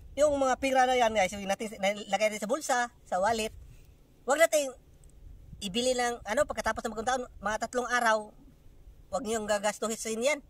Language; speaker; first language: Filipino; non-native, local second language; Cebuano